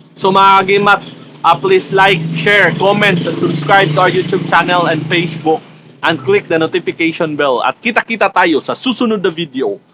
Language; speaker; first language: Filipino; non-native, local second language; Cebuano